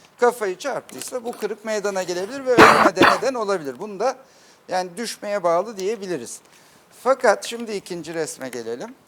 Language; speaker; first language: Turkish; native; Turkish